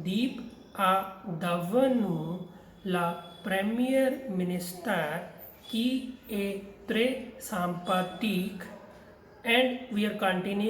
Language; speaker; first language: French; non-native, learner; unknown